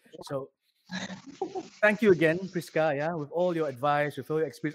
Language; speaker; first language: English; non-native, local second language; Malay